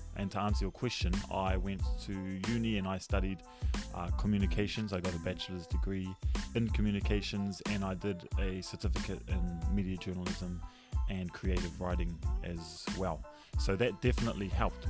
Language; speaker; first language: English; native; English